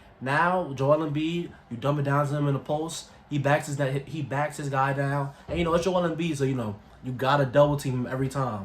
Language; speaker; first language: English; native; English